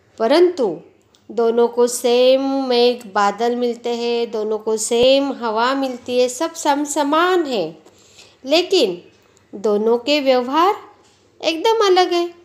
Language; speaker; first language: Hindi; non-native, local second language; Marathi